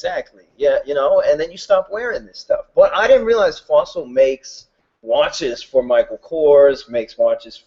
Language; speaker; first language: English; native; English